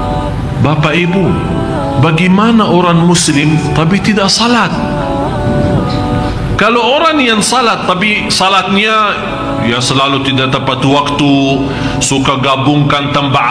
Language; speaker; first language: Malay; non-native, fluent; Arabic